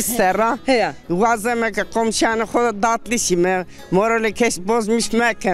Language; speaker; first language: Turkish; non-native, local second language; Zaza